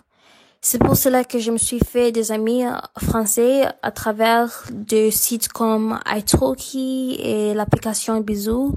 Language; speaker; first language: French; non-native, learner; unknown